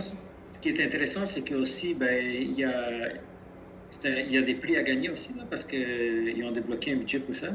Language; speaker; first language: French; native; French